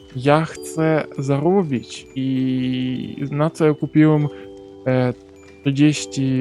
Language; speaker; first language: Polish; non-native, learner; Ukrainian